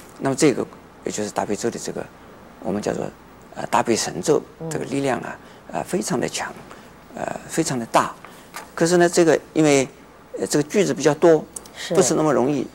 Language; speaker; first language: Chinese; native; Chinese